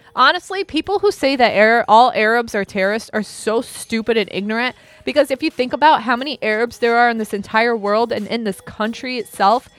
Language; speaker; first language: English; early bilingual, other home language; German